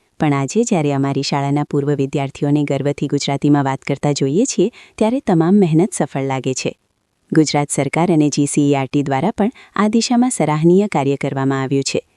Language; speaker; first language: Gujarati; native; Gujarati